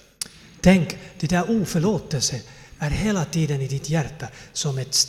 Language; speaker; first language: Swedish; non-native, fluent; Finnish